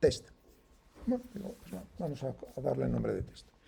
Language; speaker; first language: Spanish; native; Spanish